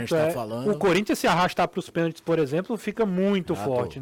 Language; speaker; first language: Portuguese; native; Portuguese